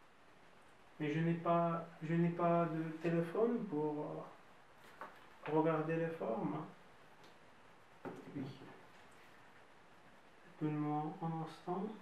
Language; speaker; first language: French; non-native, fluent; Russian